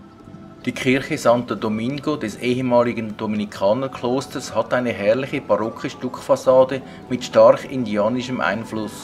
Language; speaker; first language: German; native; German